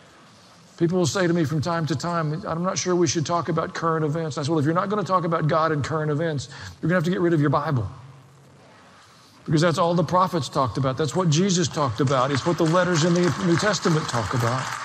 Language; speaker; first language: English; native; English